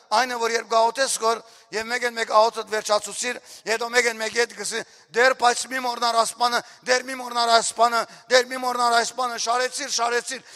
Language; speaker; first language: Armenian; early bilingual, heritage; Armenian